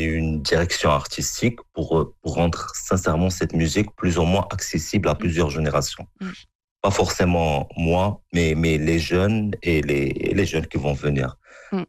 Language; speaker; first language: French; non-native, local second language; Arabic